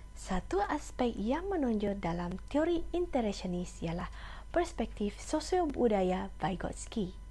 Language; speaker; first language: Malay; non-native, local second language; Iban